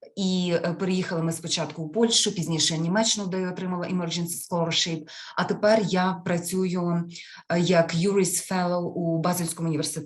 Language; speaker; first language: Ukrainian; native; Ukrainian